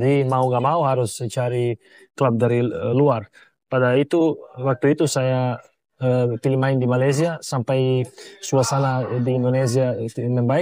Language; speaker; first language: Indonesian; non-native, fluent; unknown